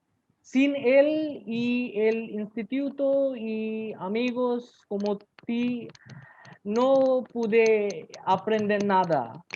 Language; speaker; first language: Spanish; non-native, learner; Bangla